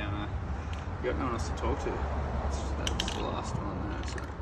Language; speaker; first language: English; native; English